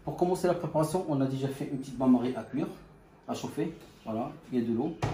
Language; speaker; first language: French; non-native, local second language; Arabic